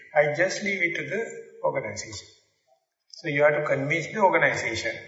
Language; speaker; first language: English; non-native, local second language; Sinhala